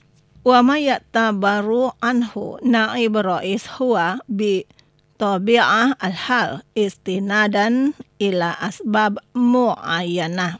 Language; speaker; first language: Arabic; non-native, fluent; Indonesian